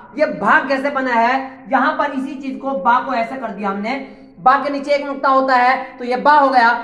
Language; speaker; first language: Hindi; native; Hindi